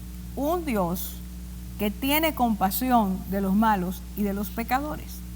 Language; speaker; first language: Spanish; native; Spanish